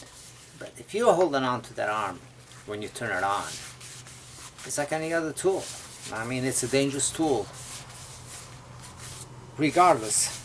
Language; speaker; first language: English; native; English